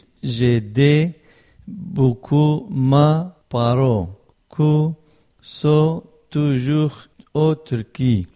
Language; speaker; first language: French; non-native, learner; Kurdish